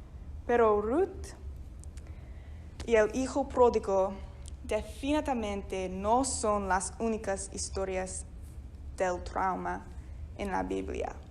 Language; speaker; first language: Spanish; non-native, fluent; English